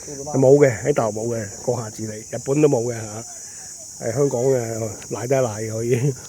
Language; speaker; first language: Chinese; native; Chinese